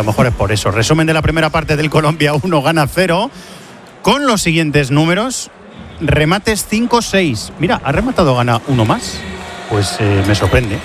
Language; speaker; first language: Spanish; native; Spanish